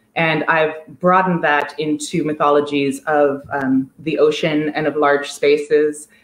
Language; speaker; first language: English; native; English